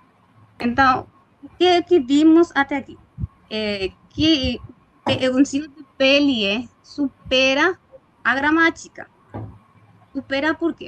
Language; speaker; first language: Portuguese; non-native, fluent; Spanish